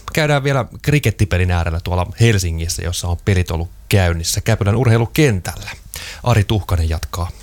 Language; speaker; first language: Finnish; native; Finnish